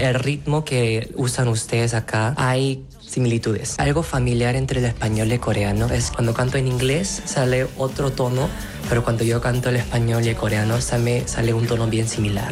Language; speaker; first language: Spanish; non-native, fluent; Korean